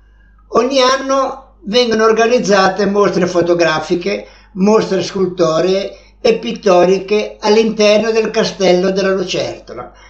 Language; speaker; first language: Italian; native; Italian